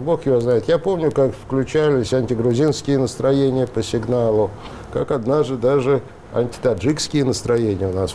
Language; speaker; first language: Russian; native; Russian